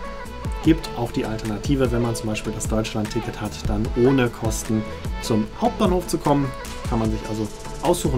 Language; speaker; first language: German; native; German